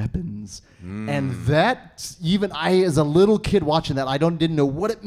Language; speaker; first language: English; native; English